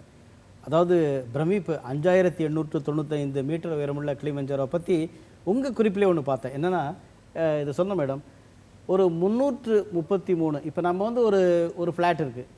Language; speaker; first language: Tamil; native; Tamil